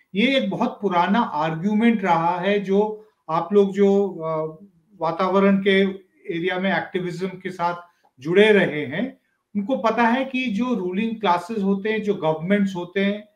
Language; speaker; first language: Hindi; native; Hindi